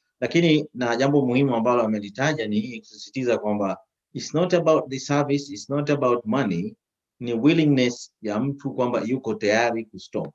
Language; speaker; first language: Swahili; native; Swahili